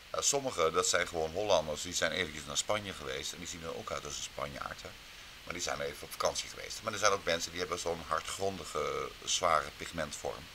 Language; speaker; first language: Dutch; native; Dutch